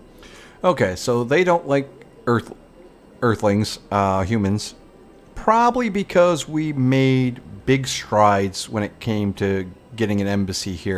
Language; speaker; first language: English; native; English